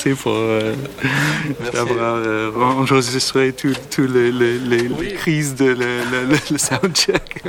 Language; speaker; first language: French; non-native, learner; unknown